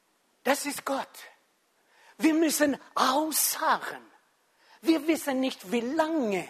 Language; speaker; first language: German; non-native, fluent; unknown